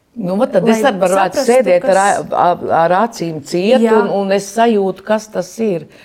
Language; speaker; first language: Latvian; native; Latvian